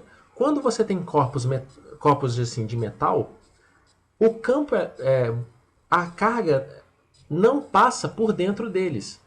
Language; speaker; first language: Portuguese; native; Portuguese